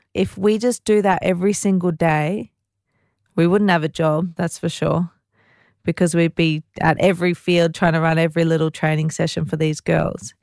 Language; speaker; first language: English; native; English